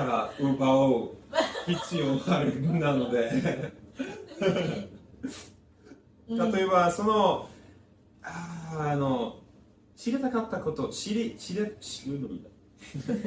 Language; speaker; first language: Japanese; non-native, learner; English